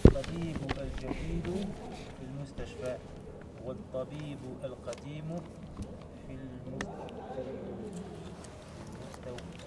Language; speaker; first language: Arabic; non-native, learner; French